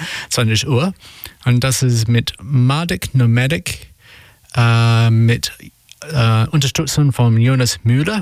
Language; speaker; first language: German; non-native, learner; English